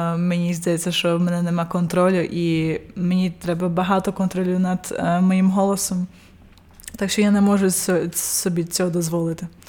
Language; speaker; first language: Ukrainian; early bilingual, heritage; Ukrainian